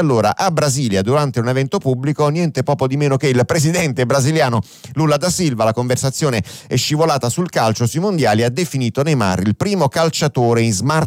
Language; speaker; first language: Italian; native; Italian